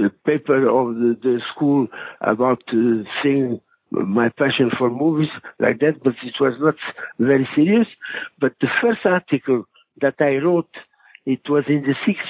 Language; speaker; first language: English; non-native, fluent; Portuguese